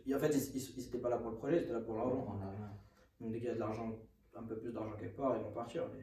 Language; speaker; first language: French; native; French